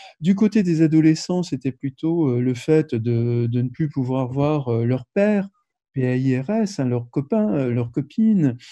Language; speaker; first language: French; native; French